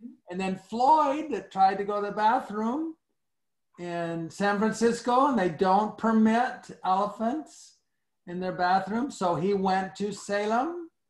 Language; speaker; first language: English; native; English